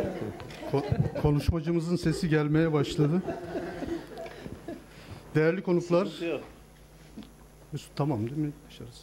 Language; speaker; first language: Turkish; native; Turkish